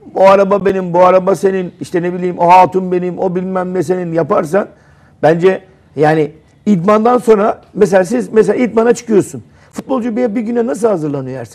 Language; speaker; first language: Turkish; native; Turkish